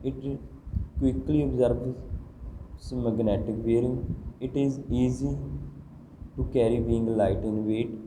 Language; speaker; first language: English; non-native, local second language; Punjabi